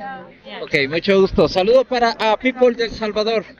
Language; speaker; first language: Spanish; native; Spanish